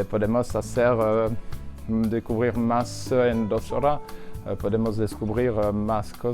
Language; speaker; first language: Spanish; non-native, learner; French